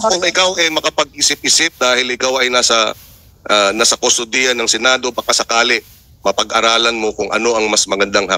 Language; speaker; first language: Filipino; native; Filipino